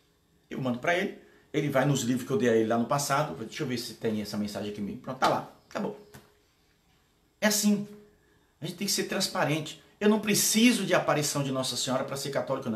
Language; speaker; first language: Portuguese; native; Portuguese